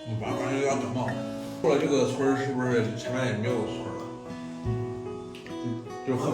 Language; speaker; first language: Chinese; native; Chinese